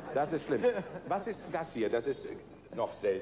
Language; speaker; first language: German; native; German